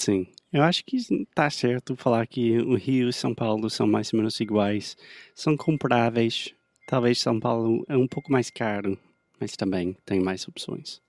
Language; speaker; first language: Portuguese; non-native, fluent; English